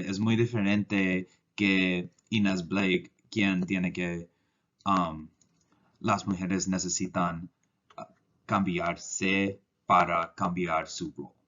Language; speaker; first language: Spanish; non-native, learner; English